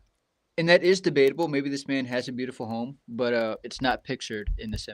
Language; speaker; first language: English; native; English